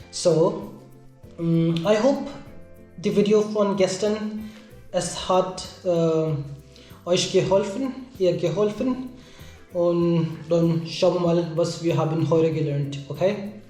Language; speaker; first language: German; non-native, learner; Hindi